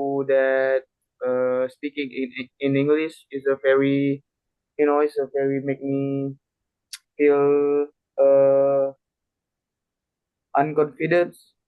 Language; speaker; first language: English; non-native, learner; Indonesian